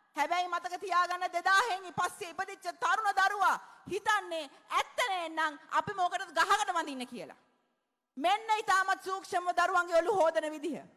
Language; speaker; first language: Sinhala; native; Sinhala